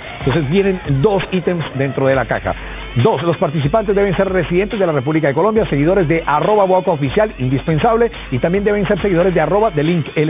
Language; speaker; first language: Spanish; native; Spanish